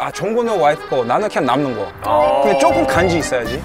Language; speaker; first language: Korean; non-native, learner; English